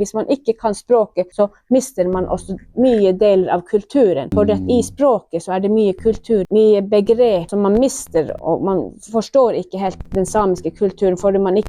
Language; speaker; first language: Norwegian; non-native, local second language; Northern Sami